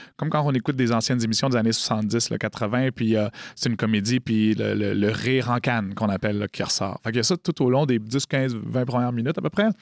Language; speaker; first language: French; native; French